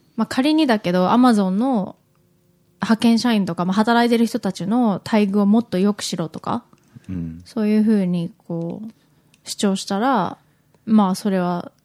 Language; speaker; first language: Japanese; native; Japanese